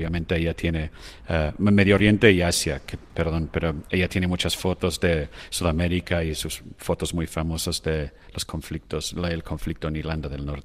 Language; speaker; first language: Spanish; non-native, fluent; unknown